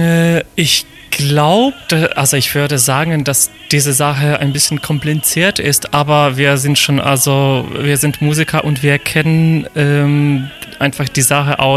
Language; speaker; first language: German; non-native, fluent; Polish